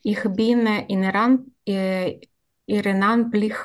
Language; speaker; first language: German; non-native, learner; Ukrainian